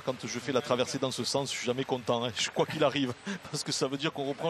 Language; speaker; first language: French; native; French